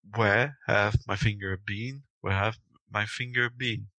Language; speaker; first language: English; non-native, fluent; French